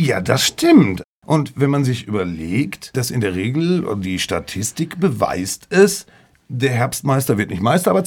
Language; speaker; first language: German; native; German